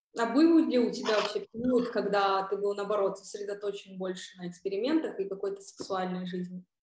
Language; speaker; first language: Russian; non-native, local second language; Kyrgyz